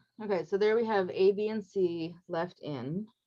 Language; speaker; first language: English; native; English